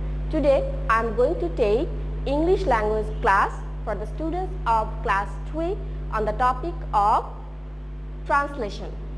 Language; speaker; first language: English; non-native, local second language; Bangla